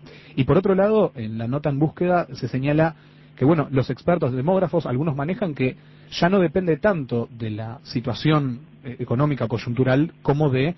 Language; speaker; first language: Spanish; native; Spanish